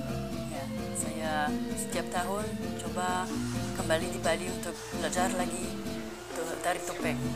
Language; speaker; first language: Indonesian; non-native, learner; French